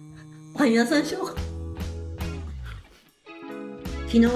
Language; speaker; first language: Japanese; native; Japanese